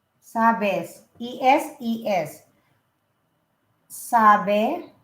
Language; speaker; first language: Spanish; non-native, learner; Filipino